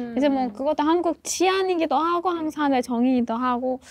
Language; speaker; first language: Korean; non-native, fluent; Persian